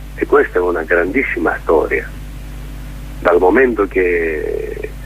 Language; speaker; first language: Italian; non-native, fluent; Greek